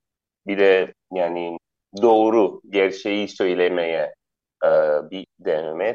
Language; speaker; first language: Turkish; non-native, learner; Arabic